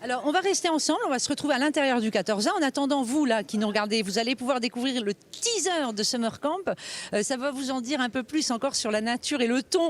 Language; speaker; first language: French; native; French